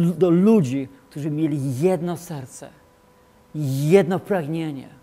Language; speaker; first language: Polish; early bilingual, heritage; Polish